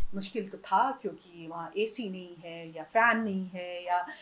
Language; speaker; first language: Hindi; native; Hindi